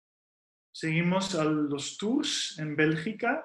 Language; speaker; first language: Spanish; non-native, fluent; Dutch